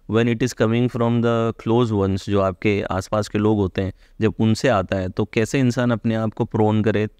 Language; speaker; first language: Hindi; native; Hindi